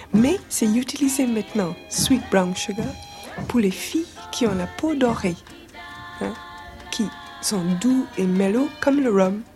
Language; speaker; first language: French; non-native, fluent; English